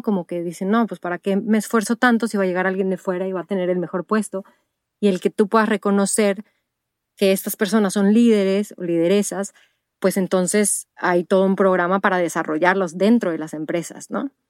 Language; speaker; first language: Spanish; native; Spanish